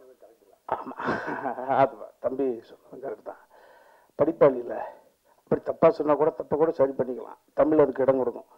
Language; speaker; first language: Tamil; native; Tamil